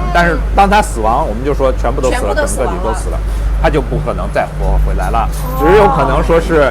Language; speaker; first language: Chinese; native; Chinese